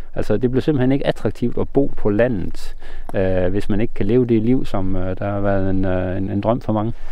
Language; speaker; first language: Danish; native; Danish